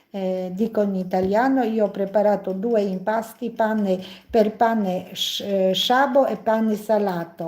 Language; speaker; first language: Italian; non-native, learner; Polish